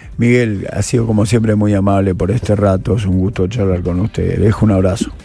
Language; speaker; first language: Spanish; native; Spanish